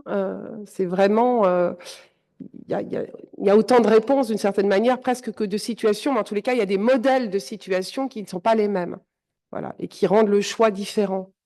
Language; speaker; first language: French; native; French